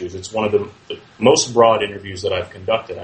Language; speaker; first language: English; native; English